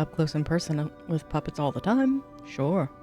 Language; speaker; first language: English; native; English